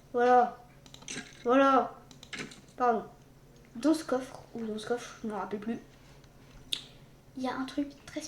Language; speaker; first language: French; native; French